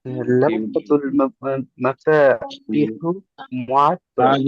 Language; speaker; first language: Arabic; non-native, learner; Bangla